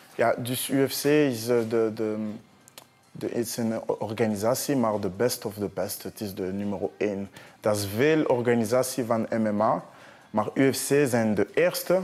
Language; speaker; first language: Dutch; non-native, learner; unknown